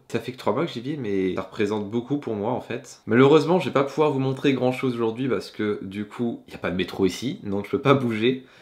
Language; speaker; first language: French; native; French